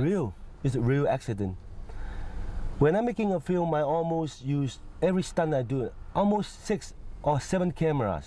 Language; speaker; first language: English; non-native, fluent; Cantonese